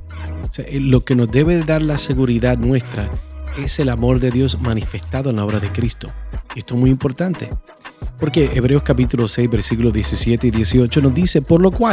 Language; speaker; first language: Spanish; native; Spanish